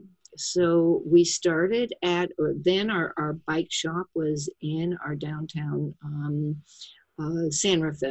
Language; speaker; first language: English; native; English